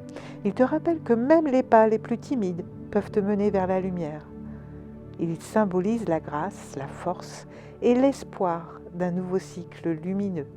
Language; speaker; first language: French; native; French